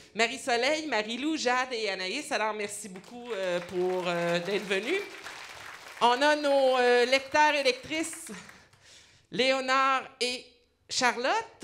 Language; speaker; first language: French; native; French